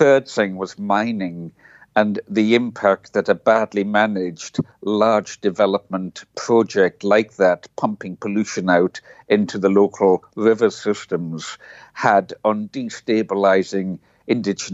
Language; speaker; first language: English; native; English